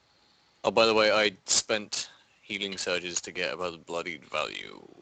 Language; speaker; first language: English; native; English